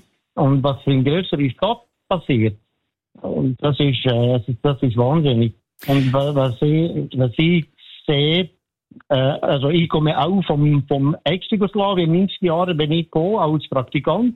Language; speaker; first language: German; non-native, fluent; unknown